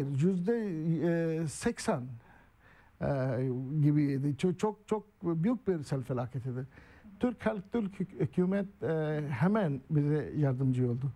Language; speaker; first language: Turkish; non-native, learner; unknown